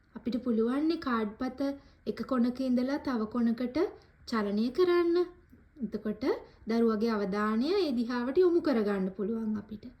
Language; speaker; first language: Sinhala; native; Sinhala